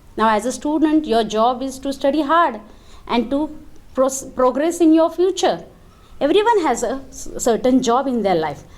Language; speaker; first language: English; non-native, local second language; Marathi